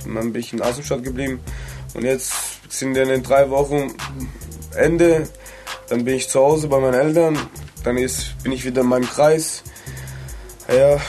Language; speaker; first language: German; native; German